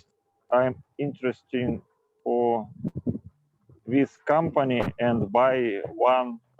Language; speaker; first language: English; non-native, local second language; Russian